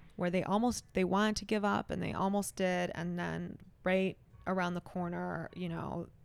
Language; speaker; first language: English; native; English